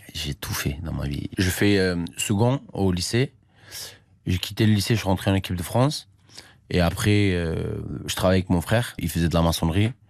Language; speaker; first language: French; early bilingual, other home language; Armenian